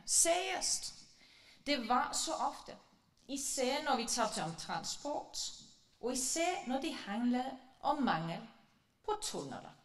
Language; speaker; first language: Danish; non-native, fluent; Icelandic